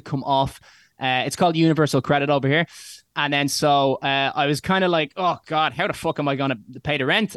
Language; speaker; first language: English; native; English